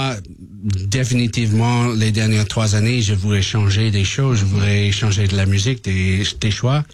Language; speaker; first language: French; non-native, learner; English